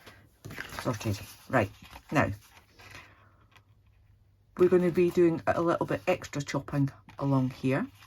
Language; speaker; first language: English; native; English